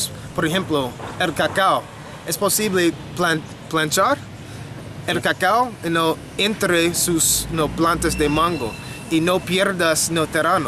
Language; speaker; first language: Spanish; non-native, fluent; English